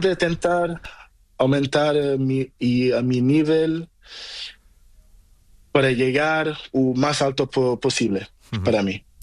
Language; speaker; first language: Spanish; non-native, learner; Portuguese